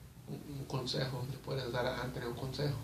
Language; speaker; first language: Spanish; early bilingual, heritage; Spanish